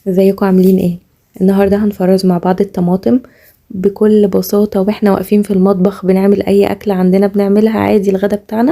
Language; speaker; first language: Arabic; native; Arabic